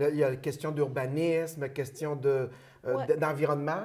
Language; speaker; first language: French; native; French